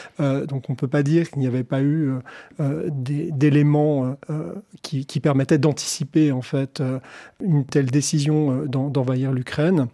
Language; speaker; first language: French; native; French